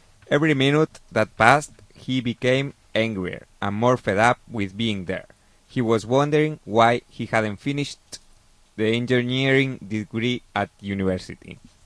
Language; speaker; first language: English; non-native, fluent; Catalan